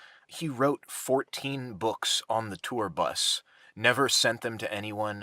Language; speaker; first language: English; native; English